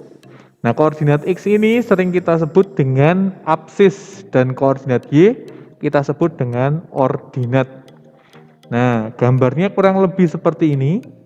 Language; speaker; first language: Indonesian; native; Indonesian